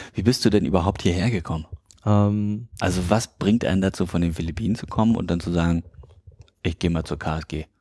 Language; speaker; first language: German; native; German